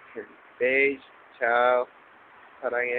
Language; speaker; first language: Portuguese; non-native, learner; Korean